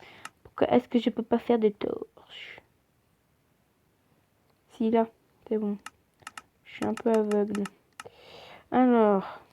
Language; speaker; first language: French; native; French